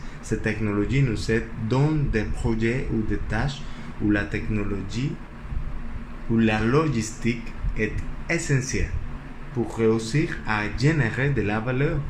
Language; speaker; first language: French; non-native, learner; Spanish